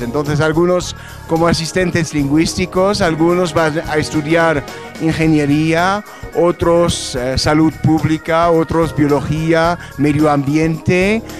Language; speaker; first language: Spanish; non-native, fluent; French